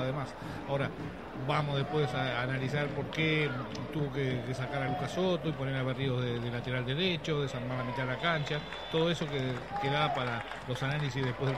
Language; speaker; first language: Spanish; native; Spanish